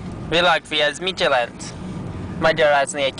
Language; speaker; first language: Hungarian; non-native, learner; English